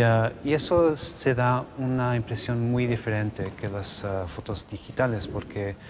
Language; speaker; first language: Spanish; non-native, local second language; English